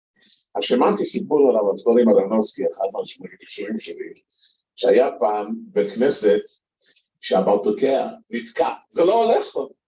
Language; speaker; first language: Hebrew; non-native, fluent; English